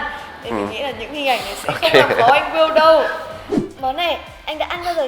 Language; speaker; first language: Vietnamese; native; Vietnamese